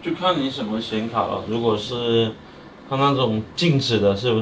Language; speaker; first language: Chinese; native; Chinese